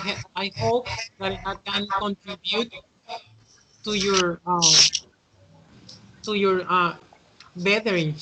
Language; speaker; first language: English; non-native, fluent; Spanish